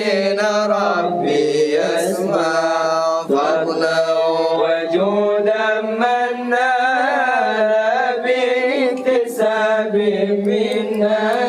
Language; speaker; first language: Arabic; non-native, learner; Indonesian